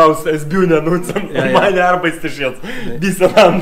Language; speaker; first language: German; non-native, learner; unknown